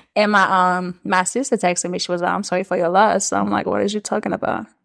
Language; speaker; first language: English; non-native, fluent; French